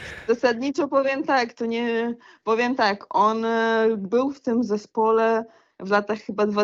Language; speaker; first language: Polish; native; Polish